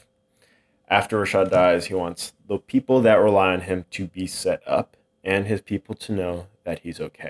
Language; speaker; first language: English; native; English